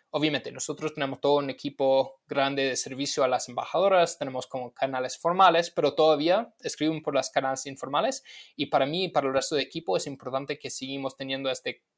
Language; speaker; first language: Spanish; non-native, fluent; English